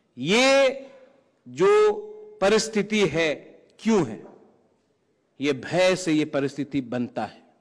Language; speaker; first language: Hindi; non-native, local second language; Kok Borok